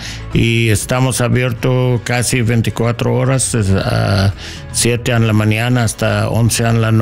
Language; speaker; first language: Spanish; non-native, learner; English